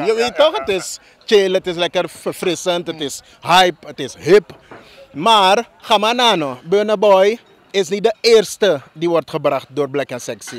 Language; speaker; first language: Dutch; native; Dutch